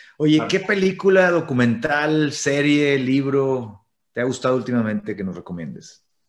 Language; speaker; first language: Spanish; native; Spanish